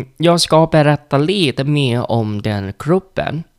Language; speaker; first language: Swedish; non-native, learner; Vietnamese